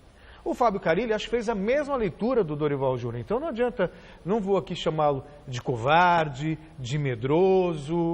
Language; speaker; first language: Portuguese; native; Portuguese